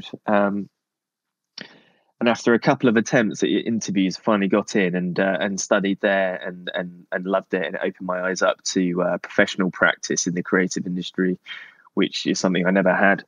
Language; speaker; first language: English; native; English